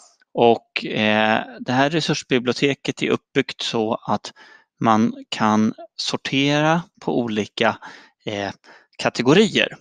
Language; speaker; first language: Swedish; native; Swedish